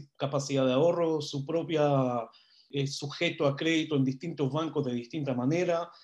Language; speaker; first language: Spanish; non-native, fluent; Hebrew